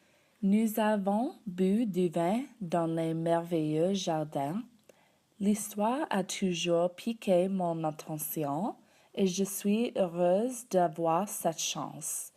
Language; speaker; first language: French; non-native, learner; English